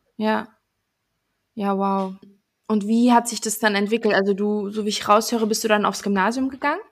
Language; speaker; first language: German; native; German